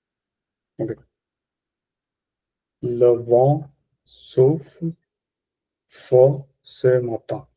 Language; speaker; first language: French; non-native, learner; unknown